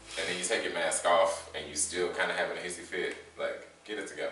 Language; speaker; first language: English; native; English